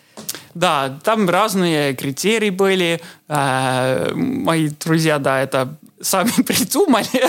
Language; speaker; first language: Russian; non-native, learner; Estonian